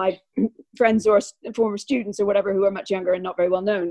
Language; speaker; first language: English; native; English